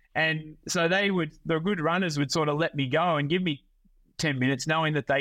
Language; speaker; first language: English; native; English